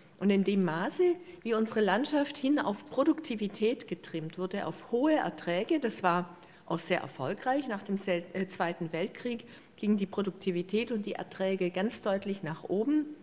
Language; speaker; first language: German; native; German